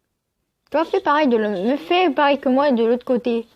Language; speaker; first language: French; native; French